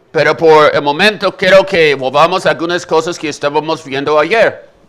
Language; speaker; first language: Spanish; native; Spanish